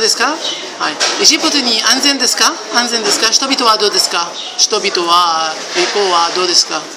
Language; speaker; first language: Japanese; non-native, learner; Arabic